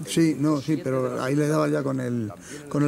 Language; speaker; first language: Spanish; native; Spanish